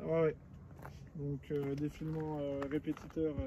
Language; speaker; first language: French; native; French